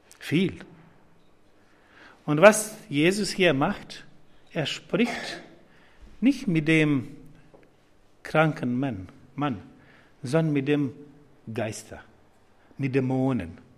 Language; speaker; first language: German; non-native, fluent; Serbian